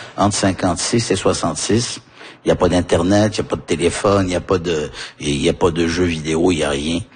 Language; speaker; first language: French; early bilingual, heritage; French